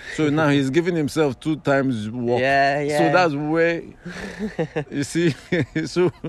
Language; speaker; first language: English; non-native, local second language; Yoruba